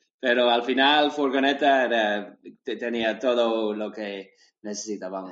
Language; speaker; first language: Spanish; non-native, learner; English